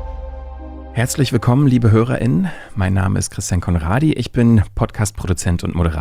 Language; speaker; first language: German; native; German